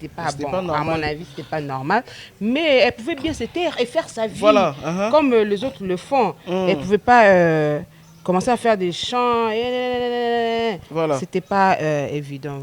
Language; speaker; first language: French; non-native, local second language; Lingala